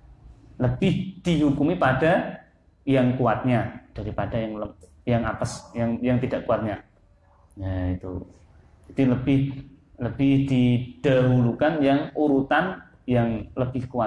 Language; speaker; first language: Indonesian; non-native, local second language; Javanese